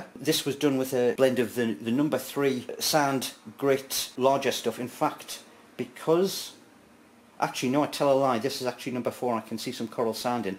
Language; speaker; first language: English; native; English